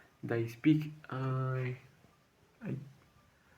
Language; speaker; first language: French; non-native, learner; Spanish